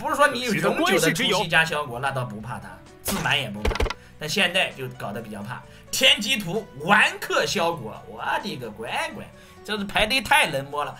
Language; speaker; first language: Chinese; native; Chinese